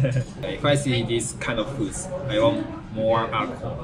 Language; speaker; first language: English; non-native, fluent; Japanese